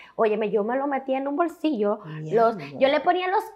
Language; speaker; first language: Spanish; native; Spanish